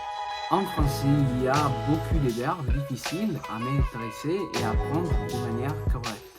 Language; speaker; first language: French; non-native, learner; Spanish